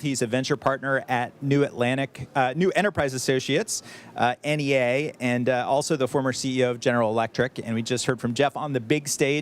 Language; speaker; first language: English; native; English